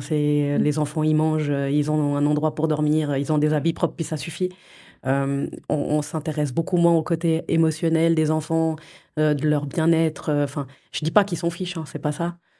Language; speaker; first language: French; early bilingual, other home language; Portuguese